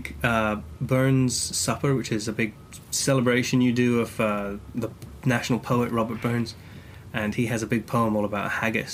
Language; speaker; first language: English; native; English